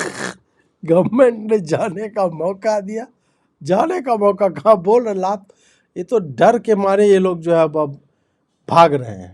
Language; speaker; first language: Hindi; native; Hindi